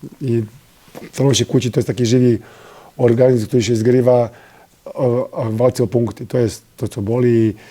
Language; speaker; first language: Polish; non-native, fluent; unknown